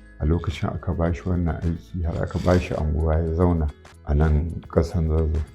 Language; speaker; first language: Hausa; native; Hausa